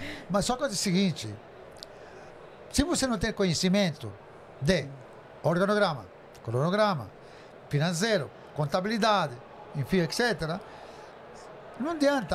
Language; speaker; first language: Portuguese; non-native, fluent; Spanish